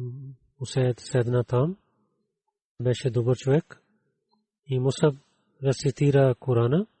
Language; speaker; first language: Bulgarian; non-native, learner; Urdu